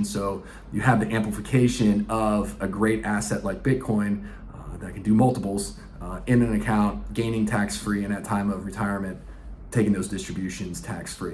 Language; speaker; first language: English; native; English